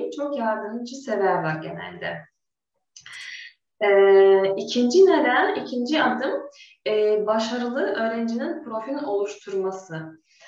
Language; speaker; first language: Turkish; non-native, fluent; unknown